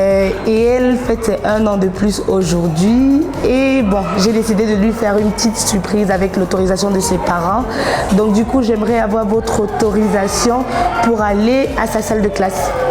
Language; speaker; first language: French; native; French